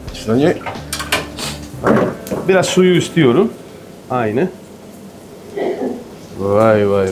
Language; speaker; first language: Turkish; non-native, learner; French